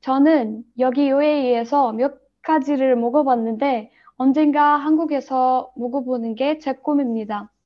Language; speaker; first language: Korean; non-native, learner; Arabic